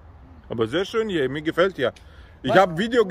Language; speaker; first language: German; early bilingual, other home language; Bosnian